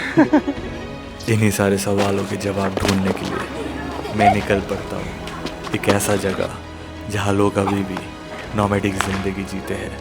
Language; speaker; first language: Hindi; non-native, local second language; Bangla